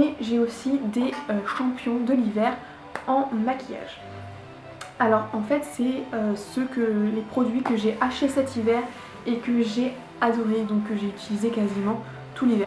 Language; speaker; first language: French; native; French